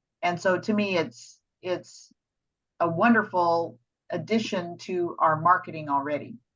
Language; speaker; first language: English; native; English